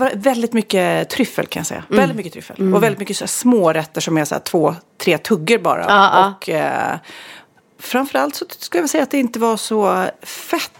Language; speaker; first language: Swedish; native; Swedish